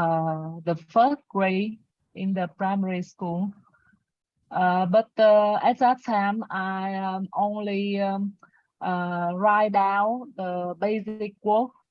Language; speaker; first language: English; non-native, learner; Vietnamese